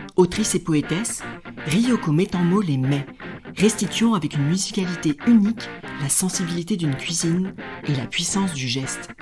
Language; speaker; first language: French; native; French